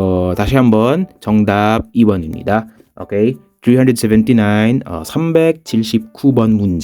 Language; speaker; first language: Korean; non-native, fluent; Filipino